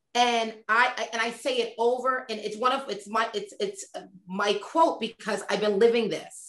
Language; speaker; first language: English; native; English